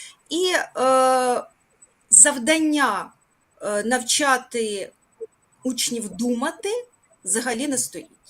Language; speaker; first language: Ukrainian; native; Ukrainian